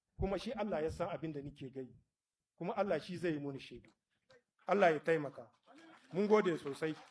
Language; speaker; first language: Hausa; native; Hausa